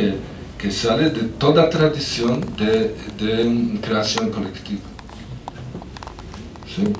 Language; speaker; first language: Spanish; non-native, fluent; Polish